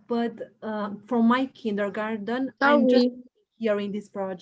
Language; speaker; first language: English; non-native, learner; Romanian